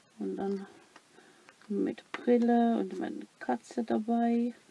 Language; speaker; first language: German; non-native, learner; Dutch